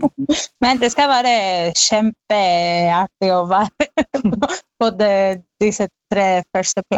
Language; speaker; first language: Norwegian; non-native, learner; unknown